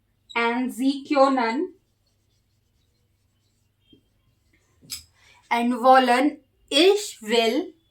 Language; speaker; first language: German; non-native, learner; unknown